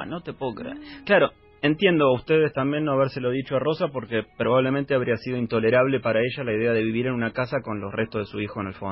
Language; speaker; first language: Spanish; native; Spanish